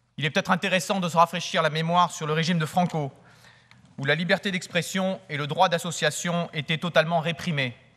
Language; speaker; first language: French; native; French